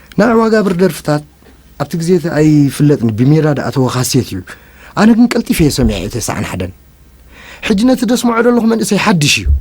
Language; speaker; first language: Tigrinya; native; Tigrinya